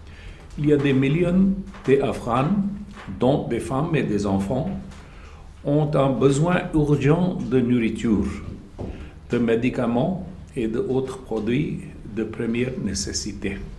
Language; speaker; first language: French; non-native, fluent; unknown